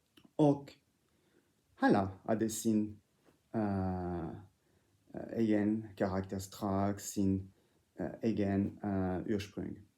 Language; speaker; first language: Swedish; non-native, fluent; French